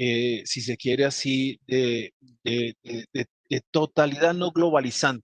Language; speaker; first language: Spanish; native; Spanish